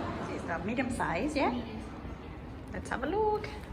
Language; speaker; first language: English; non-native, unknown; Thai